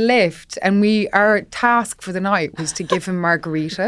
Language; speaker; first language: English; native; English